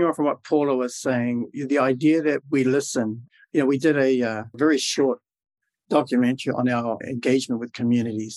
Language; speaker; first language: English; native; English